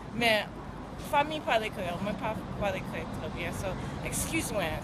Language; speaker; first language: Haitian Creole; early bilingual, heritage; English